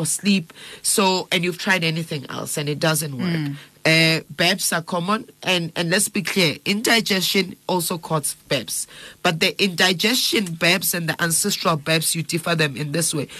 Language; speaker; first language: English; non-native, local second language; Zulu